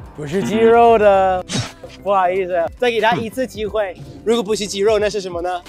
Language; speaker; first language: Chinese; non-native, fluent; English